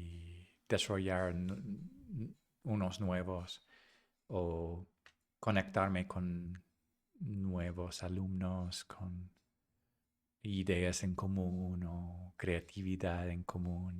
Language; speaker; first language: Spanish; non-native, fluent; English